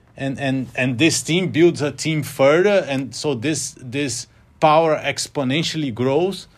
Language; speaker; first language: English; non-native, fluent; Portuguese